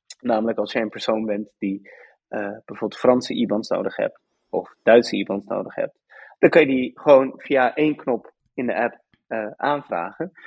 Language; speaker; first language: Dutch; early bilingual, other home language; Persian